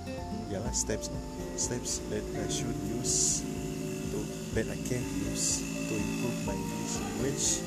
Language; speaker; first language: English; non-native, local second language; Malay